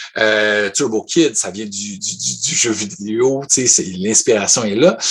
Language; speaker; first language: French; native; French